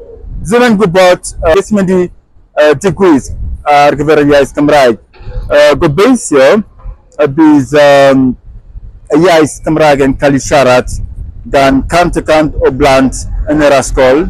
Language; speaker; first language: Welsh; non-native, fluent; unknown